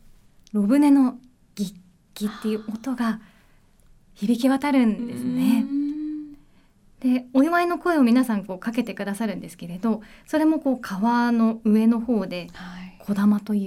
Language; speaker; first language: Japanese; native; Japanese